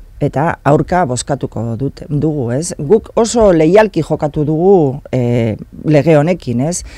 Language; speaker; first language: Basque; non-native, local second language; Spanish